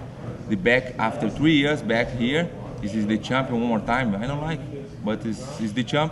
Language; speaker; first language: English; non-native, learner; Portuguese